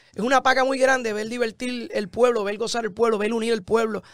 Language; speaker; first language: Spanish; native; Spanish